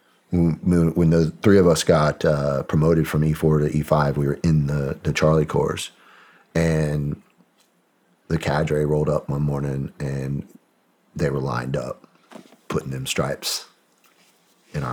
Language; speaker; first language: English; native; English